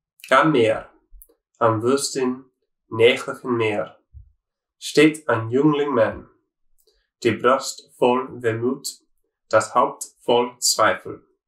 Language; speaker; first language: German; non-native, learner; English